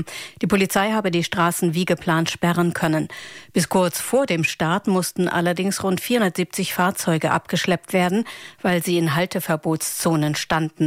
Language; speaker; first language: German; native; German